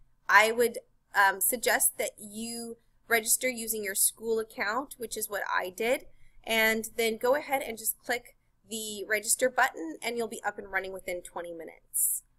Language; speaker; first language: English; native; English